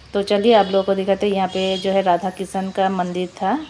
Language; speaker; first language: Hindi; non-native, local second language; Odia